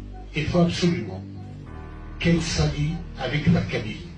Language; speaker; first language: French; non-native, local second language; Kabyle